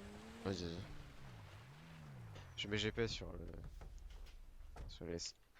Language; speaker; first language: French; native; French